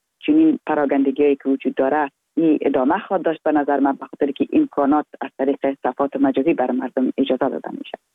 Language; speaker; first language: Persian; native; Persian